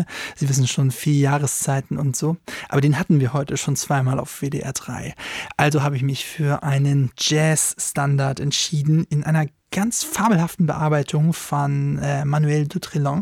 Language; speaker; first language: German; native; German